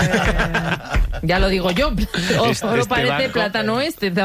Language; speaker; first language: Spanish; native; Spanish